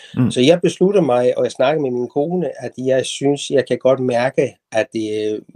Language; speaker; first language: Danish; non-native, fluent; Persian